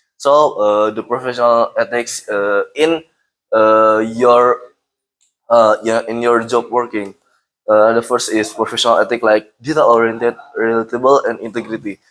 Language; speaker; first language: English; non-native, learner; Indonesian